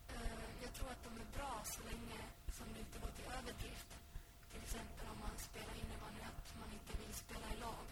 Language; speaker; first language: Swedish; early bilingual, other home language; Finnish